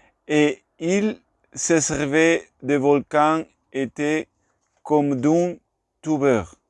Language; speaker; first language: French; non-native, learner; Spanish